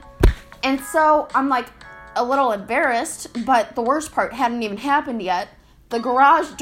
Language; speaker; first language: English; native; English